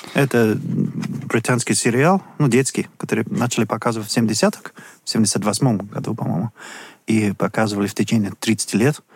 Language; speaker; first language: Russian; non-native, fluent; English